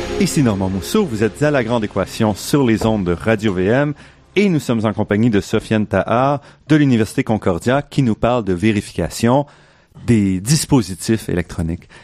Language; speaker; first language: French; native; French